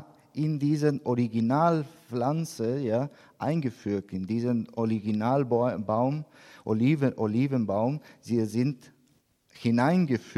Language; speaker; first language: German; non-native, learner; Spanish